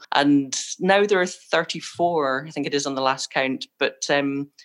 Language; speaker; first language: English; native; English